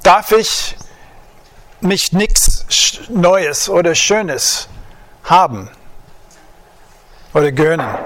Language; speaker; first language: German; non-native, fluent; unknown